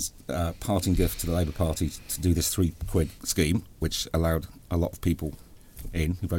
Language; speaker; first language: English; native; English